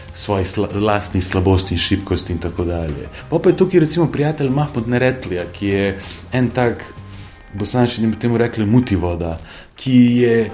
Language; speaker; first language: Slovenian; non-native, local second language; Bosnian